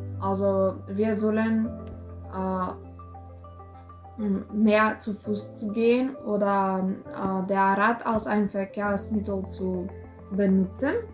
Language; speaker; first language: German; non-native, learner; Macedonian